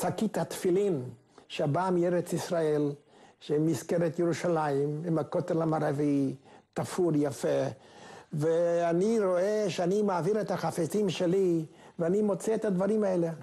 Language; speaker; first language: Hebrew; non-native, fluent; Hungarian